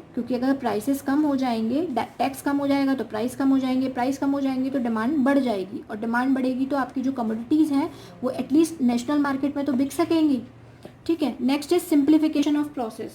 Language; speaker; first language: Hindi; native; Hindi